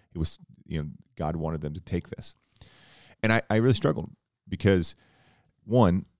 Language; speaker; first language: English; native; English